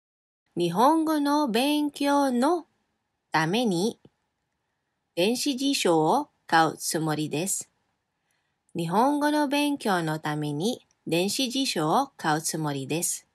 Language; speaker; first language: Japanese; non-native, fluent; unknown